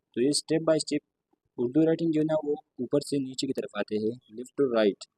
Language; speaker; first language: Urdu; non-native, local second language; Pashto